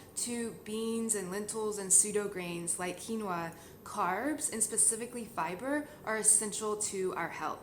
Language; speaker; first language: English; native; English